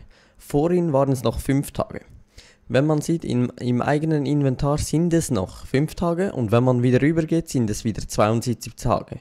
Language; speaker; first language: German; native; German